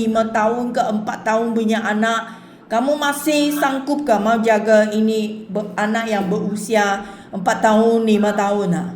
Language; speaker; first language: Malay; non-native, local second language; Chinese